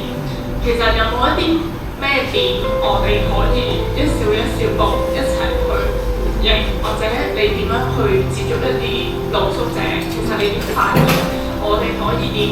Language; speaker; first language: Cantonese; native; Cantonese